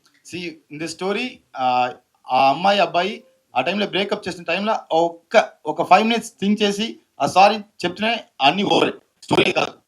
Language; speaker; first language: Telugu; non-native, learner; Tamil